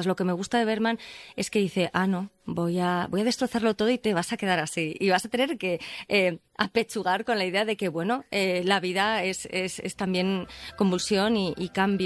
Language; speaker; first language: Spanish; native; Spanish